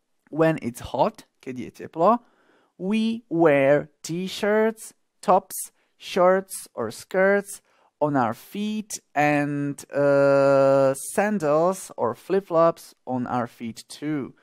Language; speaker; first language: English; non-native, fluent; Slovak